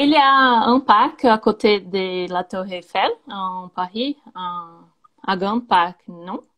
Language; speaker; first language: French; non-native, learner; Portuguese